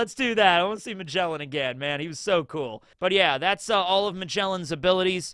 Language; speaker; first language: English; native; English